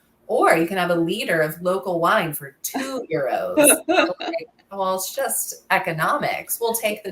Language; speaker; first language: English; native; English